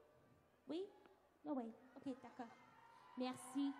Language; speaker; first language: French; non-native, learner; English